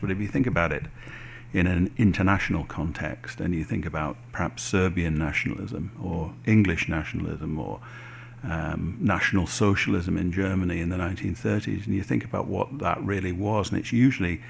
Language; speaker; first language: English; native; English